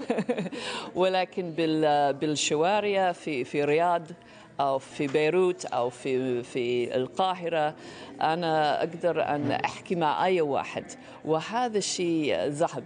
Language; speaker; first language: Arabic; non-native, fluent; English